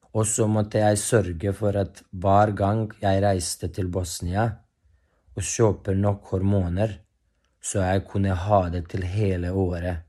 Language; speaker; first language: Norwegian; non-native, fluent; Bosnian